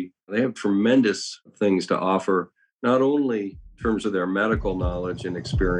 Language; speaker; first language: English; native; English